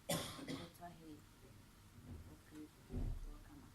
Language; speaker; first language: Māori; non-native, learner; English